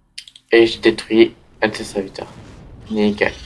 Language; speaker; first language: French; native; French